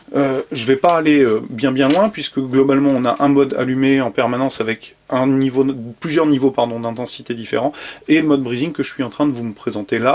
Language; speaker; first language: French; native; French